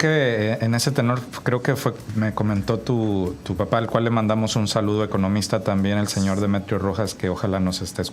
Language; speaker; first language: Spanish; native; Spanish